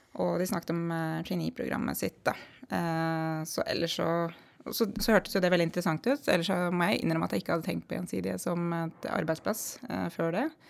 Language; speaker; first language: Norwegian; native; Norwegian